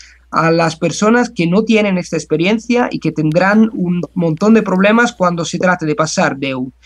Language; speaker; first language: Spanish; non-native, fluent; Italian